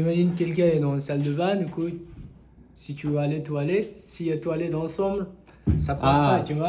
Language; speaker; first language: French; non-native, learner; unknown